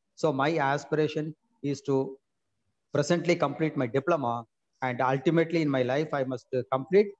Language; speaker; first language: English; non-native, local second language; Tamil